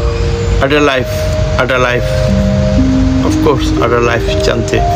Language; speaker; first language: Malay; non-native, learner; Bangla